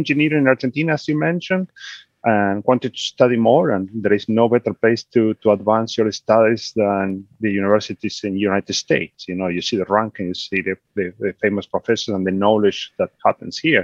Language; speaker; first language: English; non-native, fluent; Spanish